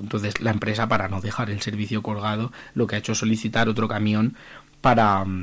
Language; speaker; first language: Spanish; native; Spanish